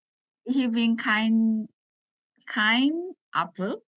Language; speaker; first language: German; non-native, learner; Korean